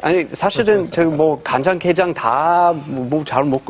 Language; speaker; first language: Korean; non-native, fluent; English